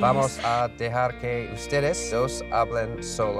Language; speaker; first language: Spanish; non-native, learner; English